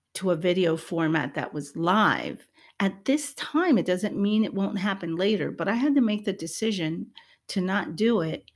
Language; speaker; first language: English; early bilingual, other home language; Spanish